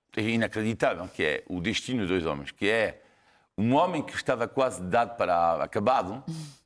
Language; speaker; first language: Portuguese; non-native, fluent; French